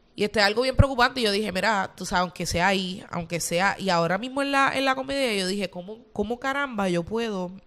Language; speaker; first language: Spanish; native; Spanish